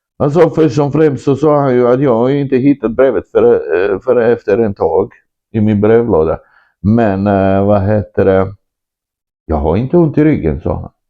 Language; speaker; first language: Swedish; non-native, fluent; Croatian